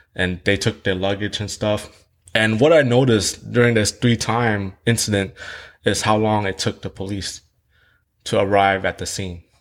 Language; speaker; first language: English; early bilingual, other home language; Vietnamese